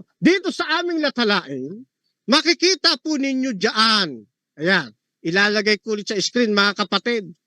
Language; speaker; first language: Filipino; native; Filipino